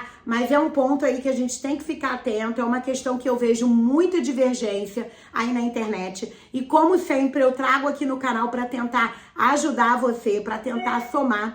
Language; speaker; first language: Portuguese; native; Portuguese